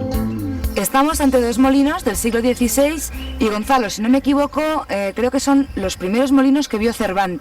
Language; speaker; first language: Spanish; native; Spanish